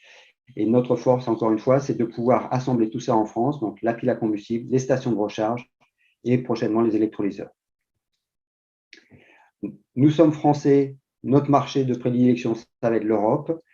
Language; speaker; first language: French; native; French